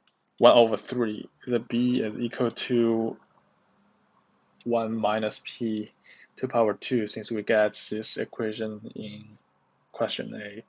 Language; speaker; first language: English; non-native, learner; Chinese